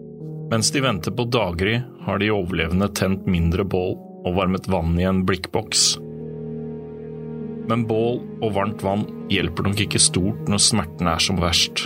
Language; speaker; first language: Norwegian; native; Norwegian